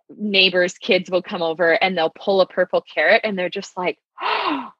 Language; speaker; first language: English; native; English